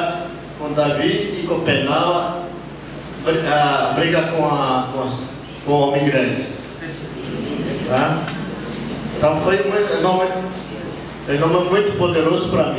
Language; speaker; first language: Portuguese; non-native, local second language; Yanomámi